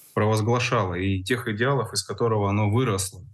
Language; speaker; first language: Russian; native; Russian